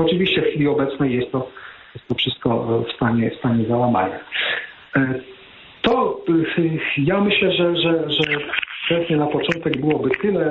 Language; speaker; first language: Polish; native; Polish